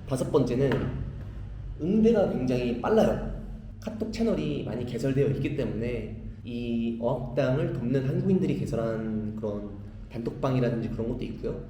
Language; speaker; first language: Korean; native; Korean